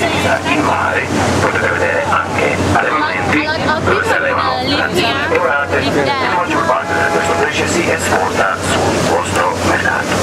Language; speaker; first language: Italian; non-native, fluent; Croatian